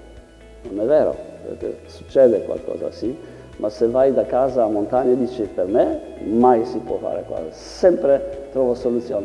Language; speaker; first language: Italian; non-native, learner; Polish